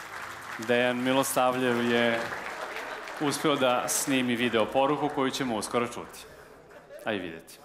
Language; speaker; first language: Serbian; native; Serbian